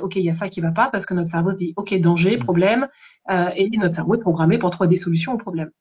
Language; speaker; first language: French; native; French